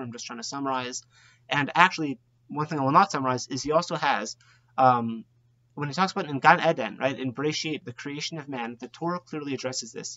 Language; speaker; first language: English; native; English